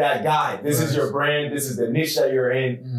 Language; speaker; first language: English; non-native, local second language; Akan